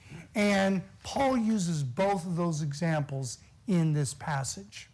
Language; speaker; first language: English; native; English